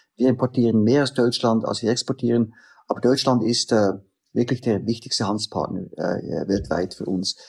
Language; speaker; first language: German; native; German